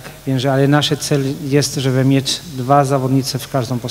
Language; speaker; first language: Polish; non-native, learner; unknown